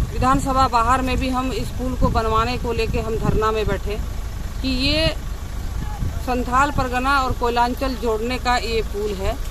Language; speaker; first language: Hindi; native; Hindi